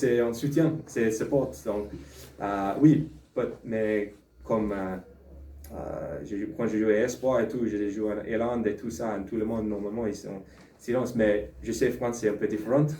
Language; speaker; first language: French; non-native, learner; English